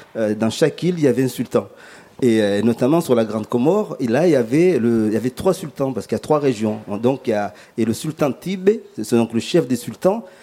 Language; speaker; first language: French; early bilingual, other home language; Ngazidja Comorian